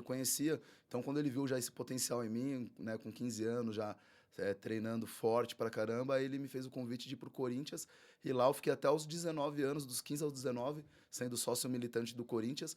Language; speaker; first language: Portuguese; native; Portuguese